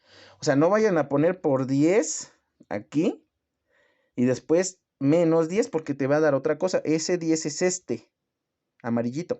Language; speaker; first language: Spanish; native; Spanish